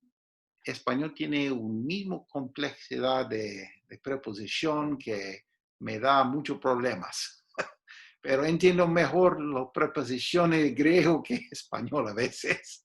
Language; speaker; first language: Spanish; non-native, fluent; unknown